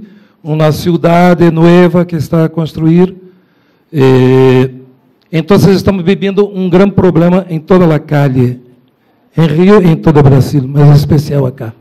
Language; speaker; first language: Spanish; non-native, fluent; Portuguese